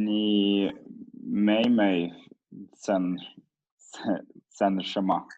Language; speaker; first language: Chinese; non-native, learner; Swedish